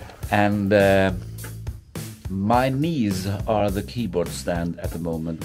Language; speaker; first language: English; non-native, fluent; Swedish